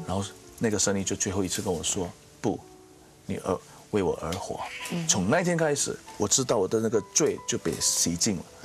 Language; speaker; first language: Chinese; non-native, fluent; Indonesian